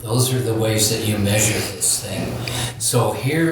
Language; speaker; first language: English; native; English